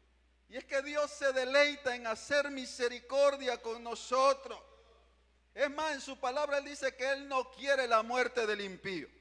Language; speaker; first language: Spanish; native; Spanish